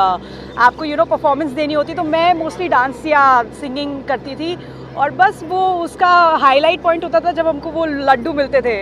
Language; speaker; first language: Hindi; native; Hindi